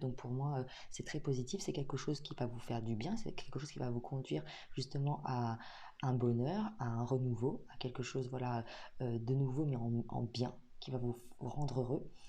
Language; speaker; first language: French; native; French